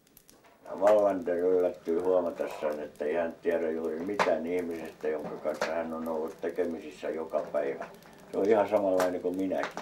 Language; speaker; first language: Finnish; native; Finnish